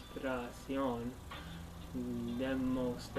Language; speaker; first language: Spanish; non-native, learner; English